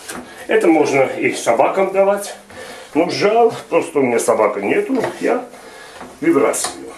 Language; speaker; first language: Russian; non-native, local second language; Armenian